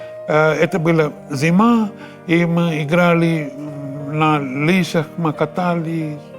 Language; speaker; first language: Russian; non-native, fluent; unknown